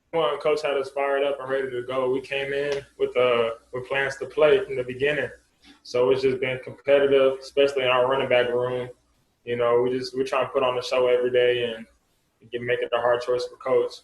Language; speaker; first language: English; native; English